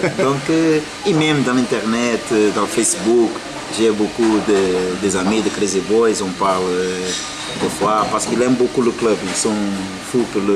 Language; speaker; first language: French; non-native, fluent; Portuguese